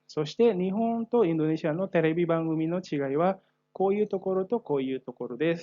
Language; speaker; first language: Japanese; non-native, fluent; Indonesian